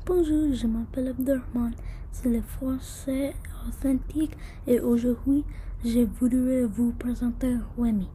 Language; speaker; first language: French; non-native, learner; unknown